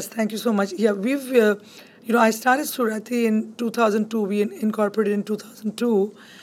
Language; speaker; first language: English; non-native, local second language; Bangla